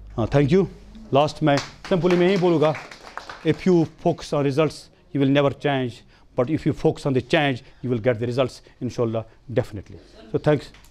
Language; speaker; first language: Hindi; non-native, local second language; Kashmiri